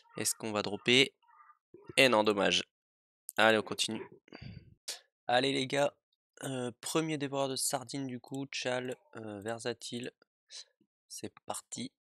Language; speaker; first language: French; native; French